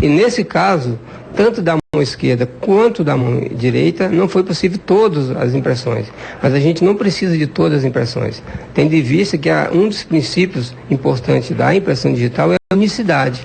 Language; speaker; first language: Portuguese; native; Portuguese